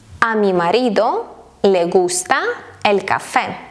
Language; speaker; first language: Spanish; non-native, fluent; Ukrainian